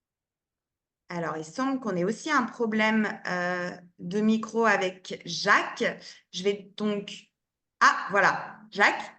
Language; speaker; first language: French; native; French